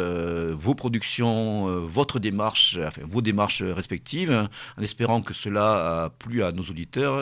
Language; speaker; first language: French; native; French